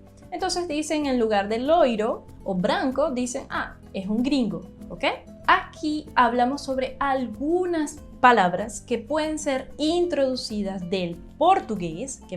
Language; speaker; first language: Spanish; non-native, fluent; Portuguese